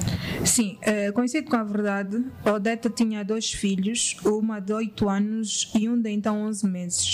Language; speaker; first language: Portuguese; native; Portuguese